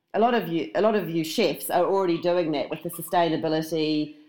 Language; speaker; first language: English; native; English